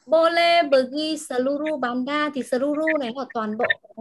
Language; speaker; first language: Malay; non-native, fluent; Vietnamese